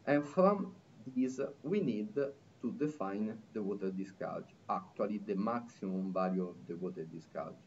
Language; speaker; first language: English; non-native, fluent; Italian